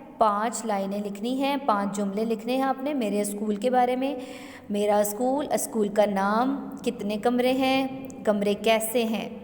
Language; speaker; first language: Urdu; native; Urdu